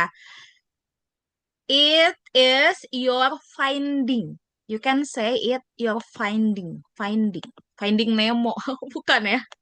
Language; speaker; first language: English; non-native, fluent; Indonesian